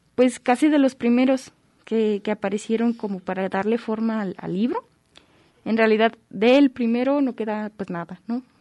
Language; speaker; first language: Spanish; native; Spanish